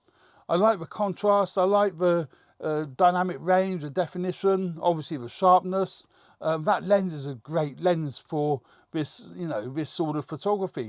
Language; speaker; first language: English; native; English